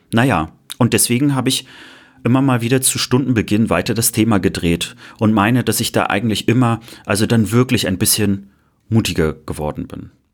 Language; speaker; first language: German; native; German